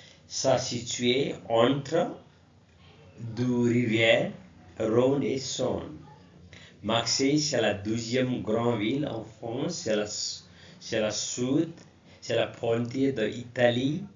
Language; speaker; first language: French; non-native, learner; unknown